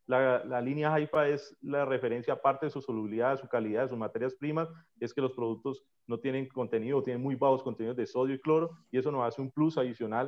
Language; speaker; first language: Spanish; native; Spanish